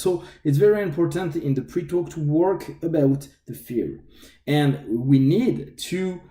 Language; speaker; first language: English; non-native, fluent; French